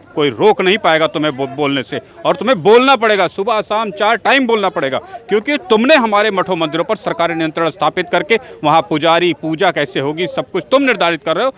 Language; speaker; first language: Hindi; native; Hindi